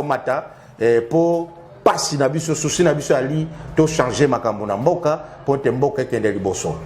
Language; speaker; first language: Lingala; non-native, local second language; Kongo